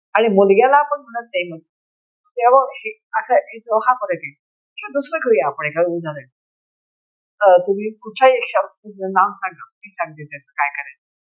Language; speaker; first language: Marathi; native; Marathi